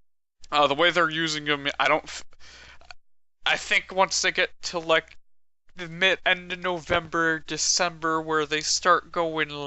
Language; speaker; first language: English; native; English